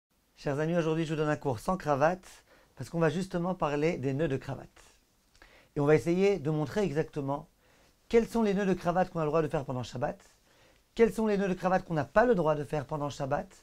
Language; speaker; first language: French; native; French